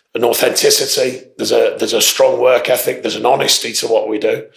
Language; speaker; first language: English; native; English